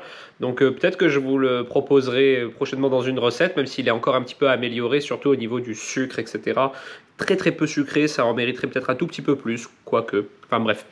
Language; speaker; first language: French; native; French